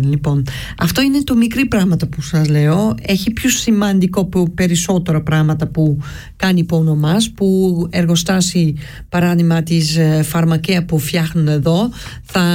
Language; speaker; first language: Greek; early bilingual, heritage; Greek